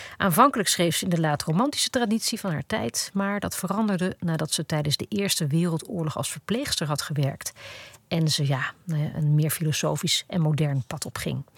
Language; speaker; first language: Dutch; native; Dutch